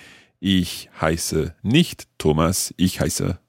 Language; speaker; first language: German; non-native, learner; English